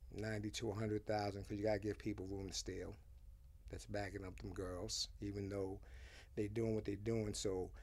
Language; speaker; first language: English; early bilingual, other home language; Haitian Creole